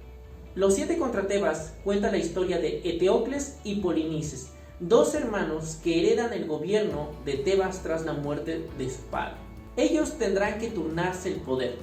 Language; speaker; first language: Spanish; native; Spanish